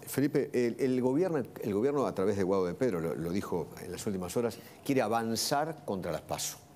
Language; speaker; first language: Spanish; native; Spanish